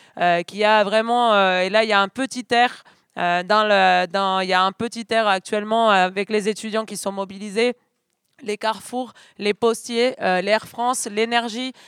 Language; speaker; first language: French; non-native, fluent; Spanish